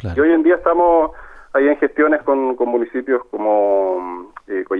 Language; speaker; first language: Spanish; native; Spanish